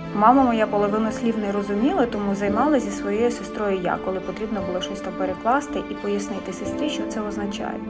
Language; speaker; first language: Ukrainian; non-native, local second language; Russian